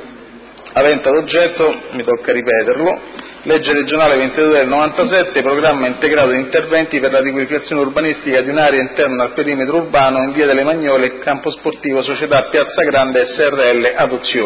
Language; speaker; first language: Italian; native; Italian